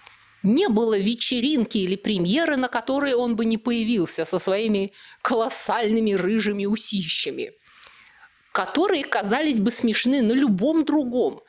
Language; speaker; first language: Russian; native; Russian